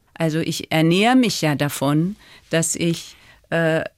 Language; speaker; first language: German; native; German